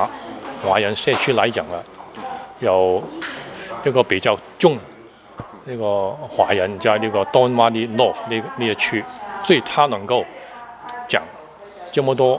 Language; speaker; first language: Chinese; non-native, fluent; Cantonese